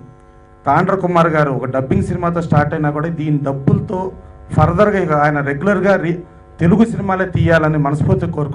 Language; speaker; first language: Telugu; native; Telugu